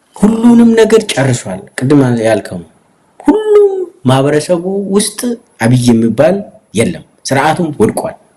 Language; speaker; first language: Amharic; non-native, local second language; Oromo